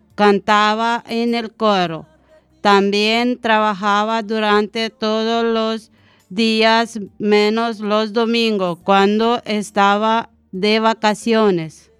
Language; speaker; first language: Spanish; non-native, learner; Romanian